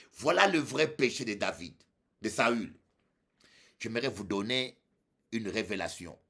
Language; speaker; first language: French; non-native, local second language; Lingala